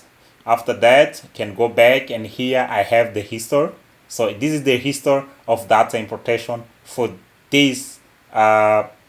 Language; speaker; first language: English; non-native, local second language; Portuguese